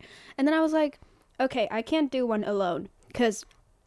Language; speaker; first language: English; non-native, fluent; Finnish